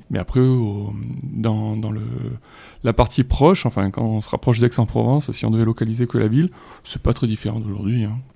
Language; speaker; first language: French; native; French